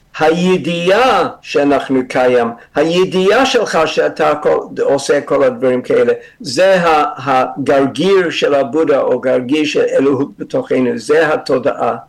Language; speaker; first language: Hebrew; non-native, fluent; English